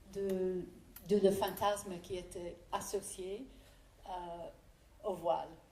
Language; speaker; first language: French; non-native, fluent; English